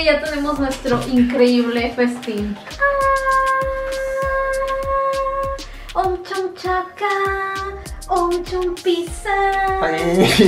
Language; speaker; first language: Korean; non-native, learner; Spanish